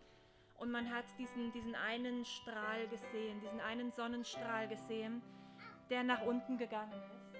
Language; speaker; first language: German; native; German